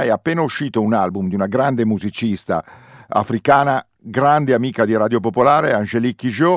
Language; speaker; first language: Italian; native; Italian